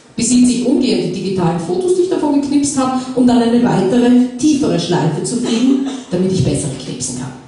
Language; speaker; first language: German; native; German